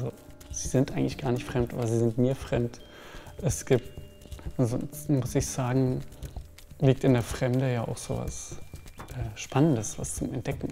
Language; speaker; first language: German; native; German